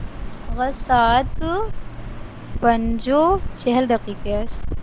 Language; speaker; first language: Persian; non-native, learner; Urdu